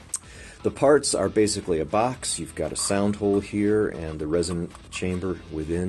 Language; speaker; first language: English; native; English